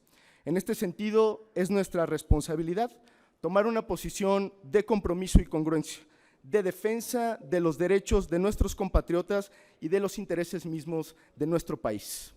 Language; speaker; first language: Spanish; native; Spanish